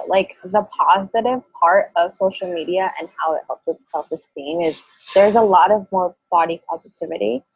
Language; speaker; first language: English; early bilingual, other home language; Spanish